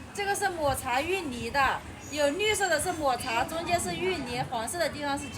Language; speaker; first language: Chinese; native; Chinese